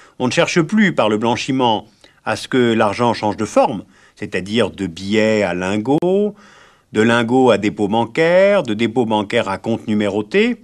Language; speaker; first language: French; native; French